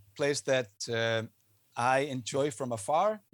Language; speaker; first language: English; non-native, fluent; Icelandic